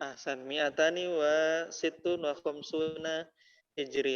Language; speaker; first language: Arabic; non-native, fluent; Indonesian